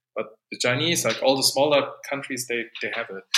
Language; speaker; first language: English; non-native, fluent; German